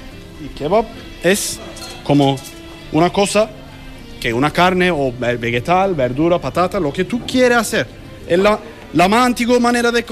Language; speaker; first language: Spanish; non-native, learner; Turkish